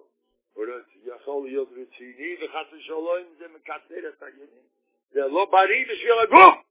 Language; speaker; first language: Hebrew; non-native, fluent; Yiddish